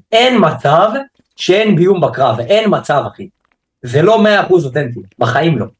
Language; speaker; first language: Hebrew; native; Hebrew